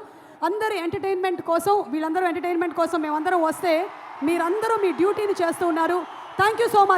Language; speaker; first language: Telugu; native; Telugu